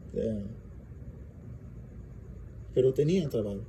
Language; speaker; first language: Spanish; non-native, learner; English